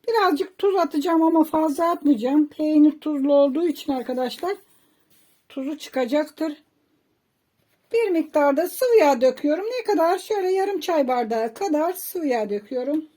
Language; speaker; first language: Turkish; native; Turkish